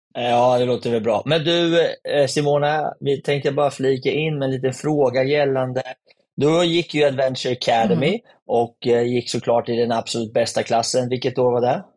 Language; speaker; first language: Swedish; native; Swedish